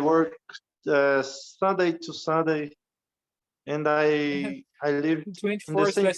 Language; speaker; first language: English; non-native, learner; Portuguese